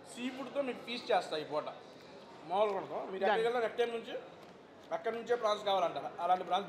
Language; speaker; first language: Telugu; native; Telugu